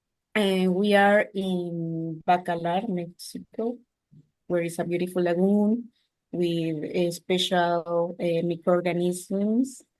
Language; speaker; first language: English; non-native, learner; Spanish